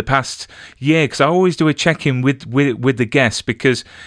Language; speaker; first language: English; native; English